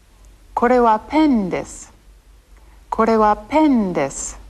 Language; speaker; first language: Japanese; non-native, fluent; English